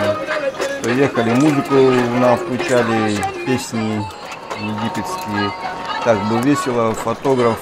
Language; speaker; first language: Russian; native; Russian